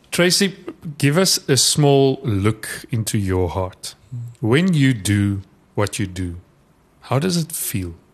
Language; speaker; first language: English; non-native, local second language; Afrikaans